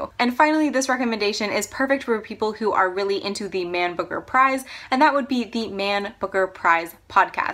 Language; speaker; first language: English; native; English